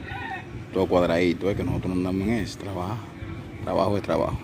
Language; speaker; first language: Spanish; native; Spanish